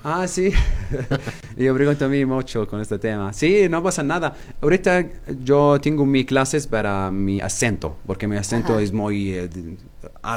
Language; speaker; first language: Spanish; non-native, learner; Arabic